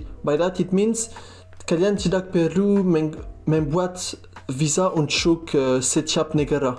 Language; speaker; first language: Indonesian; non-native, learner; French